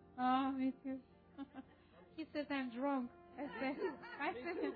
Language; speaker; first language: English; non-native, learner; Russian